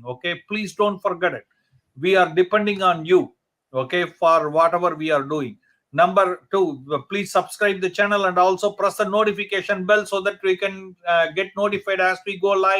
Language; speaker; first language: English; non-native, local second language; Hindi